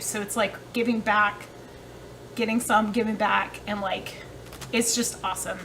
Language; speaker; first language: English; native; English